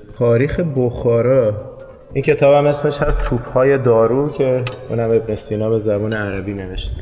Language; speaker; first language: Persian; native; Persian